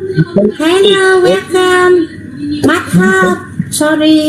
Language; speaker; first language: English; non-native, learner; Vietnamese